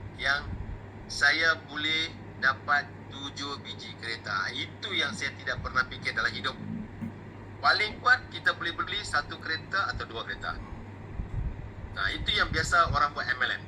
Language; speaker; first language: Malay; non-native, local second language; Tamil